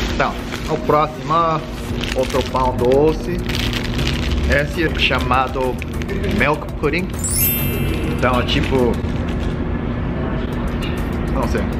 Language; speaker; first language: Portuguese; non-native, learner; Korean